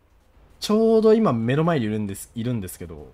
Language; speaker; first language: Japanese; native; Japanese